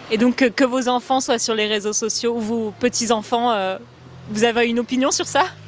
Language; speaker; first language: French; native; French